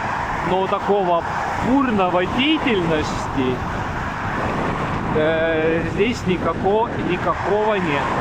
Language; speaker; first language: Russian; non-native, local second language; Estonian